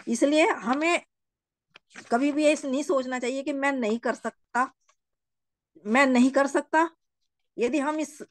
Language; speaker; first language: Hindi; native; Hindi